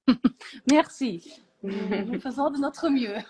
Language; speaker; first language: French; non-native, fluent; German